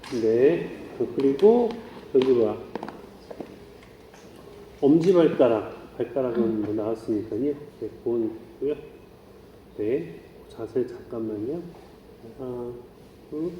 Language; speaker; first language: Korean; native; Korean